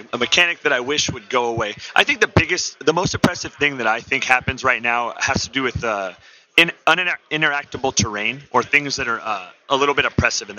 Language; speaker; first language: English; native; English